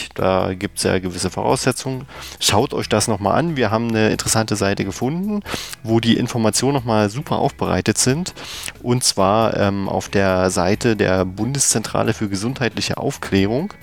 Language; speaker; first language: German; native; German